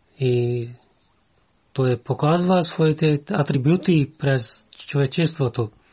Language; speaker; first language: Bulgarian; non-native, learner; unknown